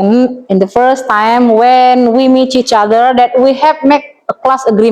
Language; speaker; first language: English; non-native, learner; Indonesian